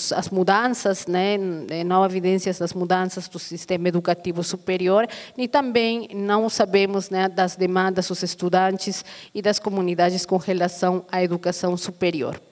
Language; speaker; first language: Portuguese; non-native, fluent; Aymara